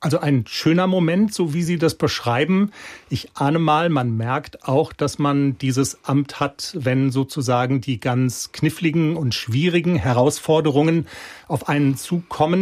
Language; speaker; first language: German; native; German